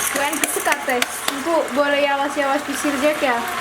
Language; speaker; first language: Turkish; non-native, learner; Indonesian